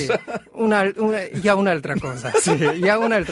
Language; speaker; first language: Catalan; non-native, learner; Korean